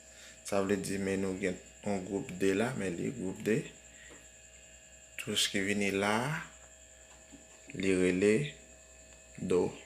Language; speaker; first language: French; non-native, learner; Haitian Creole